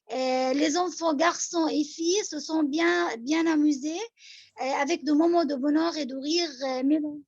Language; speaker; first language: French; non-native, local second language; Arabic